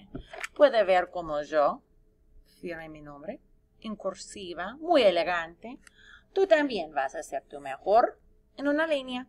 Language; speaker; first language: Spanish; non-native, fluent; English